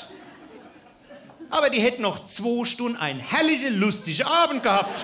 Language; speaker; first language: German; native; German